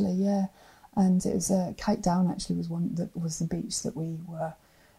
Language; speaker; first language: English; native; English